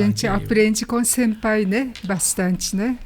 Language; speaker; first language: Portuguese; non-native, learner; Japanese